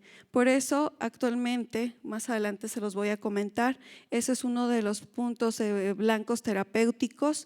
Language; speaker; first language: Spanish; native; Spanish